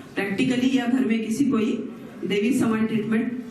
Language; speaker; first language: Hindi; non-native, local second language; Marathi